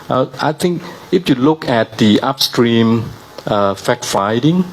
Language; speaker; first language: English; non-native, fluent; Thai